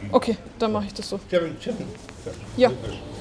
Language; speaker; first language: German; native; German